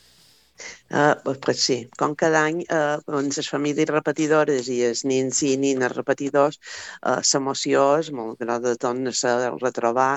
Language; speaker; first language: Catalan; native; Catalan